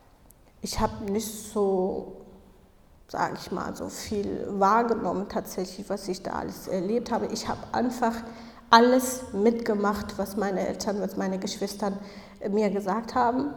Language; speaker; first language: German; non-native, fluent; Kurdish